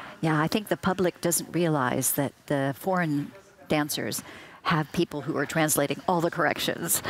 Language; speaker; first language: English; native; English